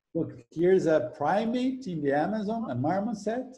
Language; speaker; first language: English; non-native, fluent; Portuguese